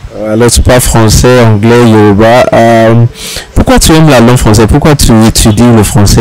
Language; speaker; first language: French; non-native, fluent; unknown